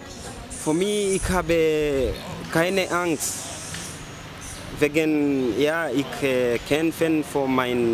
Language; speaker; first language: German; non-native, learner; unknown